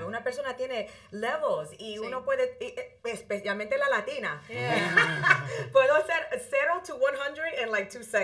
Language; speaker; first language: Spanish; early bilingual, heritage; Spanish